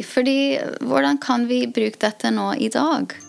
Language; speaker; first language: Norwegian; non-native, fluent; English